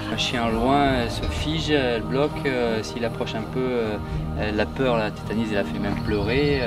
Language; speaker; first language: French; native; French